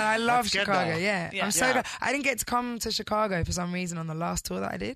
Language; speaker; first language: English; native; English